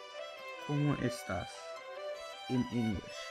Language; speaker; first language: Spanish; non-native, learner; English